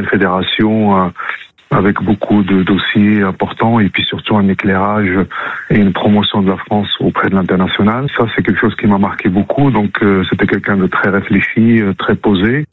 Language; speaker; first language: French; non-native, local second language; Arabic